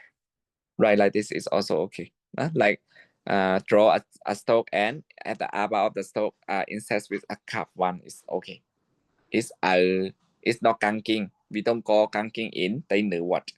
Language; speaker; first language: English; non-native, learner; Shan